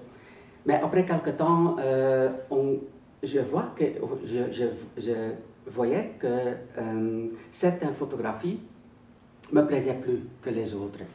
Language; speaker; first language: French; non-native, local second language; Dutch